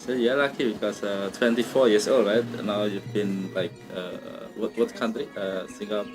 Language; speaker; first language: English; non-native, learner; Indonesian